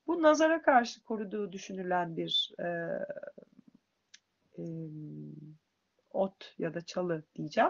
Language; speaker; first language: Turkish; native; Turkish